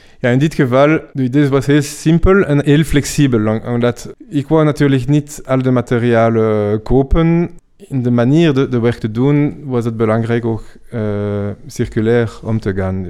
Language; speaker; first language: Dutch; non-native, fluent; French